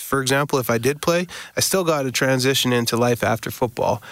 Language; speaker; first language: English; native; English